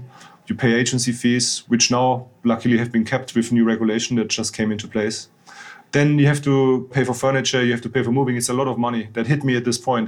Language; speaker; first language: English; non-native, fluent; German